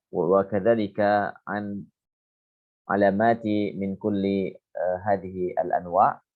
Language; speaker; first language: Arabic; non-native, fluent; Indonesian